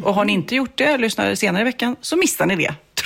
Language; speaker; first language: Swedish; native; Swedish